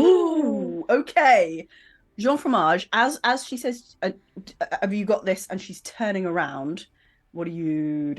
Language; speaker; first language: English; native; English